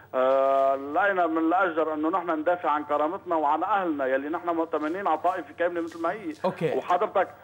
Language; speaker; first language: Arabic; native; Arabic